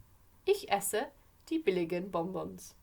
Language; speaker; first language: German; non-native, fluent; English